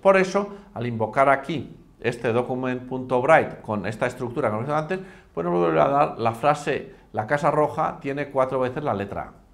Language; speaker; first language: Spanish; native; Spanish